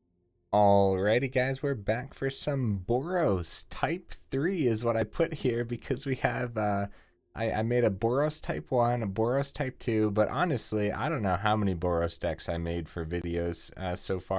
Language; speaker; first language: English; native; English